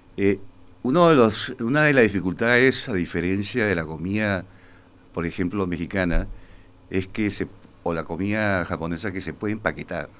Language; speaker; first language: Spanish; native; Spanish